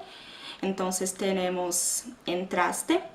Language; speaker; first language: Spanish; non-native, fluent; Portuguese